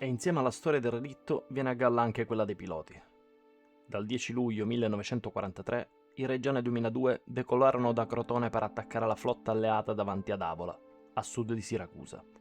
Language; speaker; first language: Italian; native; Italian